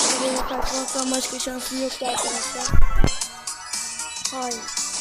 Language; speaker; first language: Turkish; native; Turkish